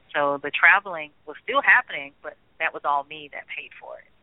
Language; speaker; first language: English; native; English